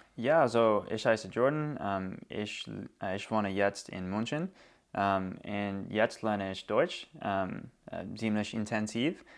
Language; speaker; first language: German; non-native, learner; English